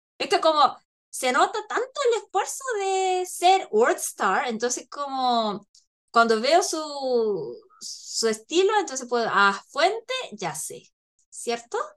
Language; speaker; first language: Spanish; non-native, fluent; Korean